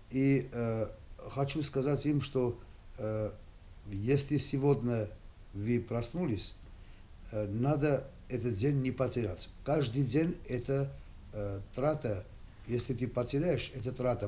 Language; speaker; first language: Russian; non-native, local second language; Armenian